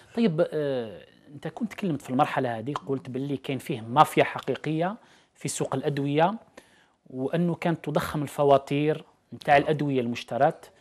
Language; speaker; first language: Arabic; native; Arabic